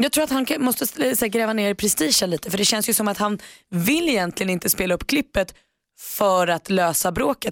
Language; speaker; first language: Swedish; native; Swedish